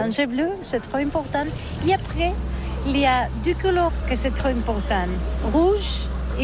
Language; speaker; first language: French; non-native, learner; Catalan